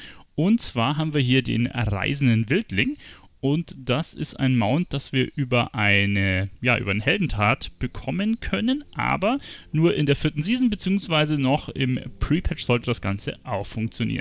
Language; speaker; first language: German; native; German